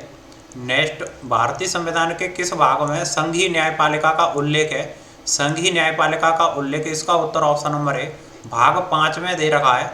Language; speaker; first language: Hindi; native; Hindi